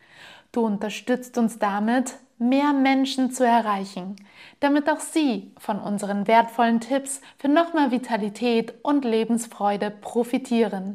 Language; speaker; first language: German; native; German